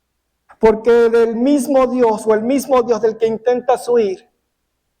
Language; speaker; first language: Spanish; native; Spanish